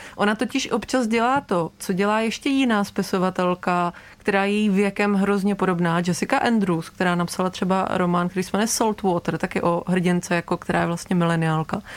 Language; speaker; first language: Czech; native; Czech